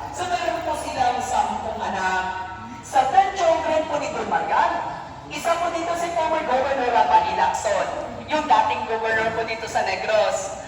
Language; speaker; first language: Filipino; non-native, local second language; Hiligaynon